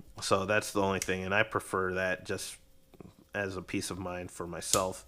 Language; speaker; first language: English; native; English